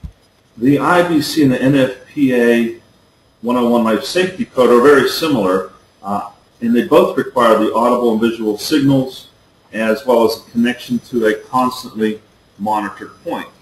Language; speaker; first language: English; native; English